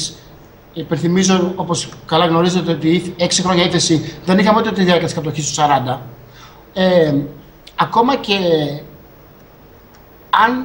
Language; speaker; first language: Greek; native; Greek